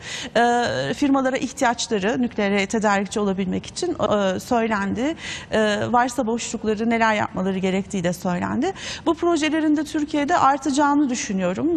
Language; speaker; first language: Turkish; native; Turkish